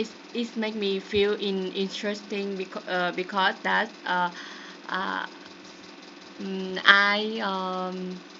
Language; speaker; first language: English; non-native, learner; Vietnamese